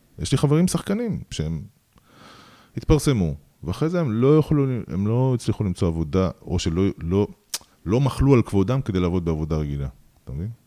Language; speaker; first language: Hebrew; early bilingual, other home language; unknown